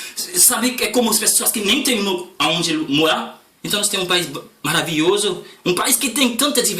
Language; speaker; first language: Portuguese; non-native, learner; Haitian Creole